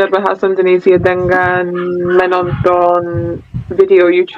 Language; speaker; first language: Indonesian; non-native, learner; English